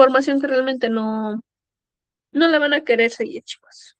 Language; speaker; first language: Spanish; native; Spanish